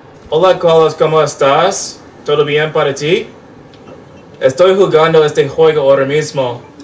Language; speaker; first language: Spanish; non-native, fluent; English